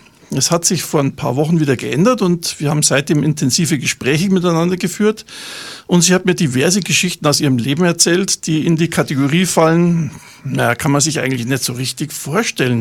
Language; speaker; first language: German; native; German